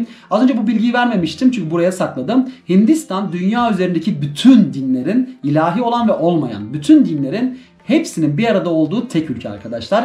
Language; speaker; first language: Turkish; native; Turkish